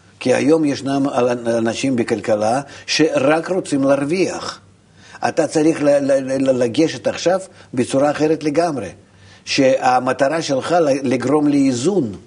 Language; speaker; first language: Hebrew; non-native, fluent; Russian